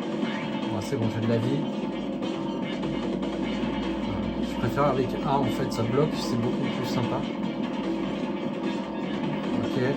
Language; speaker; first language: French; native; French